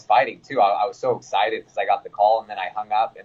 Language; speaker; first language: English; native; English